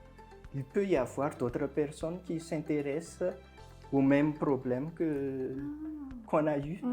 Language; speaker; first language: French; non-native, local second language; Malagasy